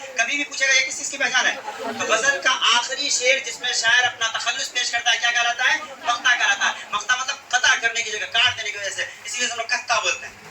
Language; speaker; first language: Urdu; native; Urdu